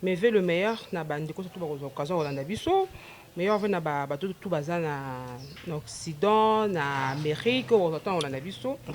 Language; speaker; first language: French; non-native, local second language; Lingala